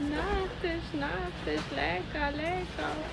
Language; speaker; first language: German; non-native, learner; Ukrainian